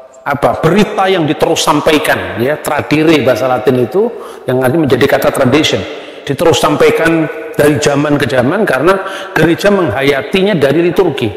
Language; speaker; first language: Indonesian; native; Indonesian